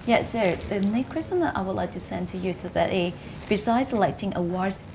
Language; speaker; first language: English; non-native, fluent; Vietnamese